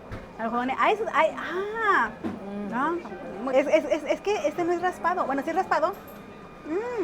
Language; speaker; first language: Spanish; native; Spanish